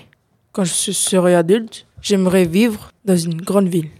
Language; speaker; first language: French; non-native, learner; English